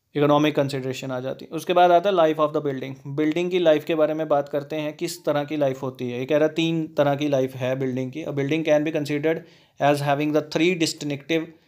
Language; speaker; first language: Hindi; native; Hindi